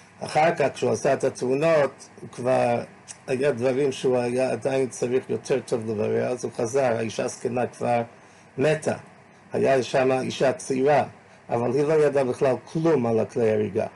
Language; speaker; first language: Hebrew; non-native, fluent; English